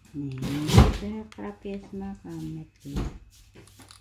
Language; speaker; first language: Dutch; non-native, learner; Filipino